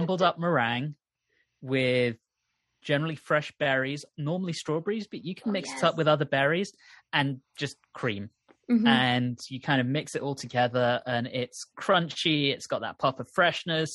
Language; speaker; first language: English; native; English